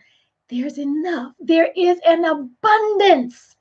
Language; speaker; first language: English; native; English